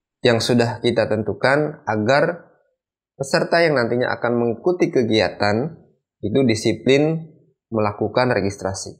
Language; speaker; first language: Indonesian; native; Indonesian